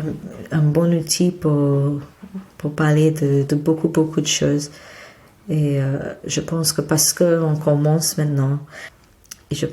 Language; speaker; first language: French; non-native, fluent; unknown